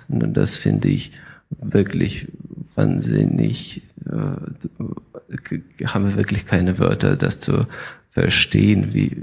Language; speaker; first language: German; non-native, fluent; Ukrainian